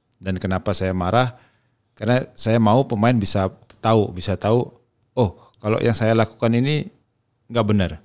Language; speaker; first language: Indonesian; native; Indonesian